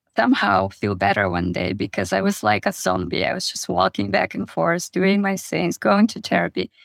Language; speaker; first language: English; non-native, fluent; Russian